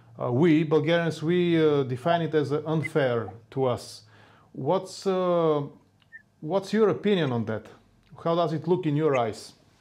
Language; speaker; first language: English; non-native, fluent; Bulgarian